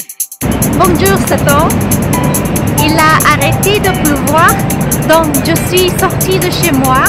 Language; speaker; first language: French; non-native, learner; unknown